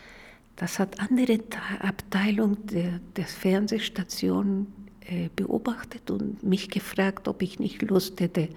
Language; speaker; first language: German; non-native, fluent; Spanish